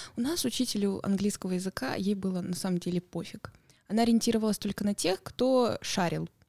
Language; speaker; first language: Russian; native; Russian